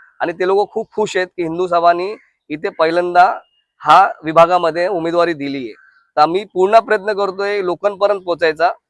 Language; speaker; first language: Marathi; non-native, local second language; Hindi